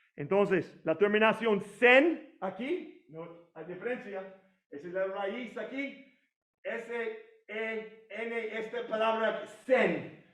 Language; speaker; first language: Spanish; non-native, fluent; English